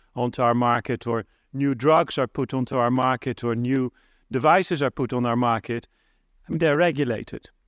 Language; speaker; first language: English; non-native, fluent; Dutch